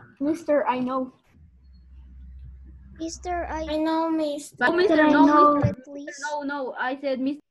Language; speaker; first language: English; non-native, learner; Spanish